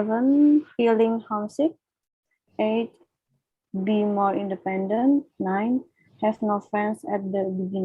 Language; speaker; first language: English; non-native, learner; Indonesian